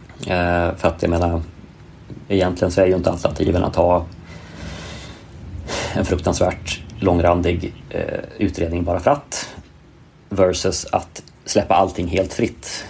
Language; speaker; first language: Swedish; native; Swedish